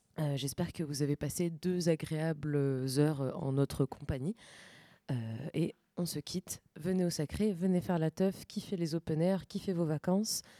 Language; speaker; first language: French; native; French